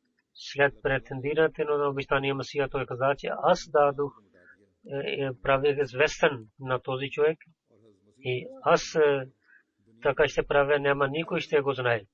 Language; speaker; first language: Bulgarian; non-native, learner; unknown